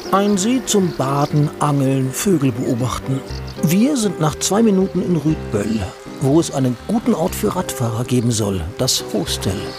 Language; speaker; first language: German; native; German